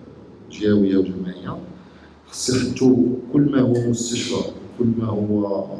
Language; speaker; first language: Arabic; native; Arabic